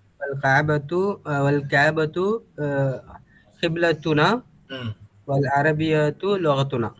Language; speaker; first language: Arabic; non-native, learner; Tamil